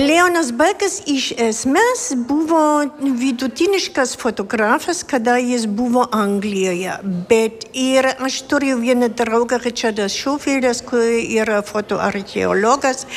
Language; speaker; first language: Lithuanian; non-native, fluent; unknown